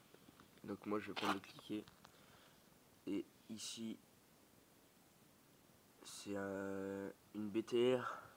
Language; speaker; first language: French; native; French